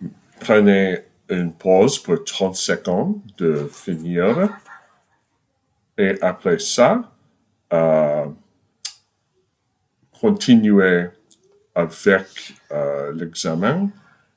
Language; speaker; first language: French; non-native, fluent; English